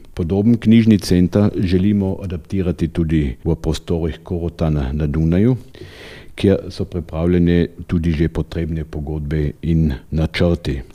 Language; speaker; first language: Slovenian; native; Slovenian